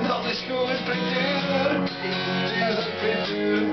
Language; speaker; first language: Dutch; non-native, local second language; French